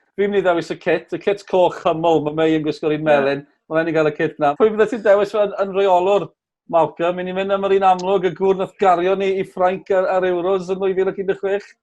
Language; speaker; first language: Welsh; native; Welsh